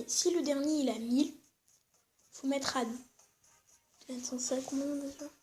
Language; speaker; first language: French; native; French